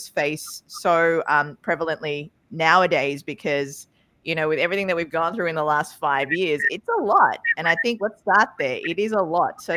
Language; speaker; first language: English; native; English